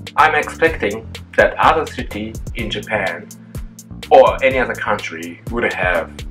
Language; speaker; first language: English; non-native, fluent; Japanese